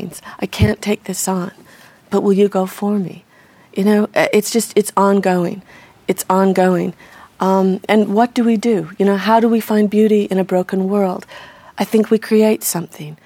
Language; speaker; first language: English; native; English